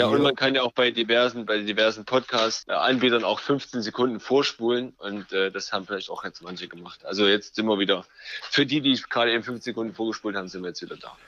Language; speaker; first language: German; native; German